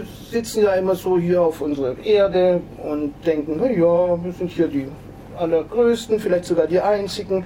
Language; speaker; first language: German; native; German